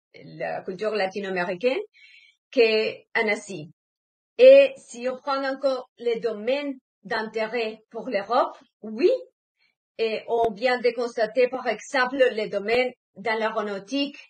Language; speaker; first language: French; non-native, fluent; Spanish